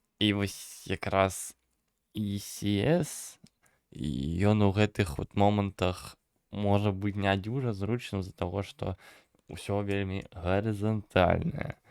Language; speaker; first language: Belarusian; non-native, local second language; Russian